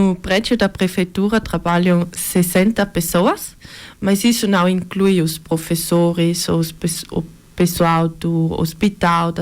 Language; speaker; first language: Portuguese; early bilingual, heritage; Portuguese